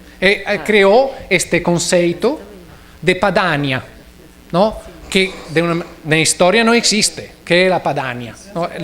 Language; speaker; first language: Portuguese; non-native, learner; Italian